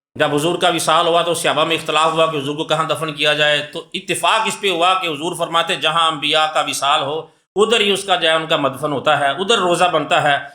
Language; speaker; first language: Urdu; non-native, local second language; Punjabi